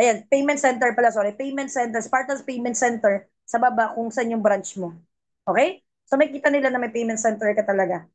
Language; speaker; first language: Filipino; non-native, local second language; Cebuano